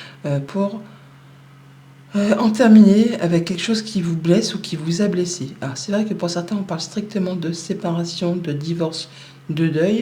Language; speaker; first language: French; native; French